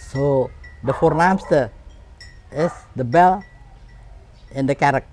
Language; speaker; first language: Dutch; non-native, fluent; Indonesian